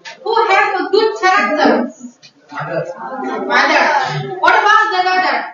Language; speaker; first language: English; non-native, learner; Indonesian